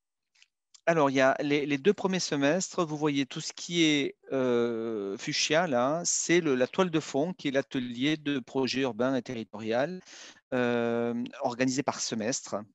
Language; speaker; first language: French; native; French